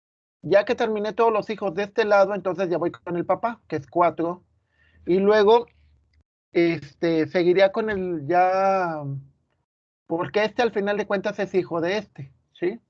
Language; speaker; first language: Spanish; native; Spanish